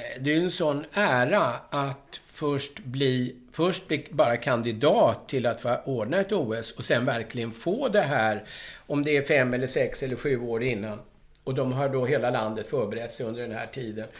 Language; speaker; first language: Swedish; native; Swedish